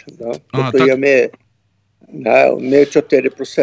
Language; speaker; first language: Ukrainian; early bilingual, heritage; Ukrainian